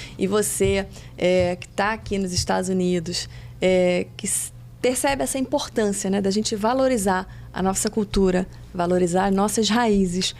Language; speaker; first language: Portuguese; native; Portuguese